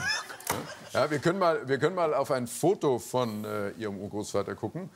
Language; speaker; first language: German; native; German